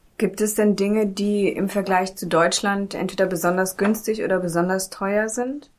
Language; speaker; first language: German; native; German